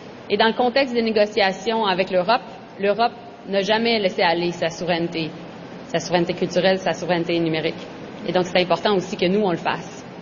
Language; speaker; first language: French; native; French